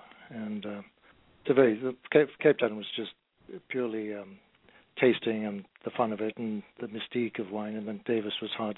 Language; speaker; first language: English; native; English